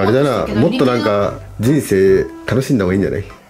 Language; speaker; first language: Japanese; native; Japanese